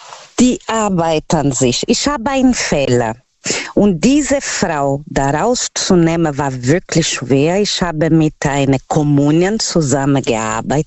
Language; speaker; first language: German; non-native, learner; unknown